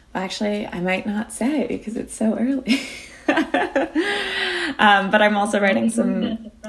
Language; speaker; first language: English; native; English